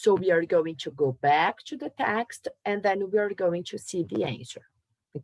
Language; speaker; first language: English; non-native, fluent; Portuguese